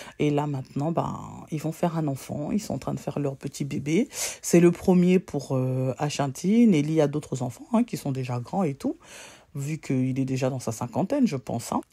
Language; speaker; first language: French; native; French